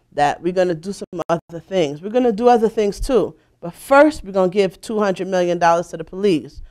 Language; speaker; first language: English; native; English